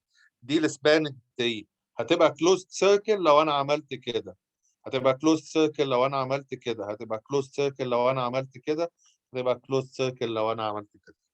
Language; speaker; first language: Arabic; native; Arabic